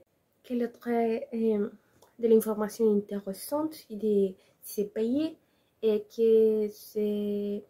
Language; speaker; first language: French; non-native, learner; Spanish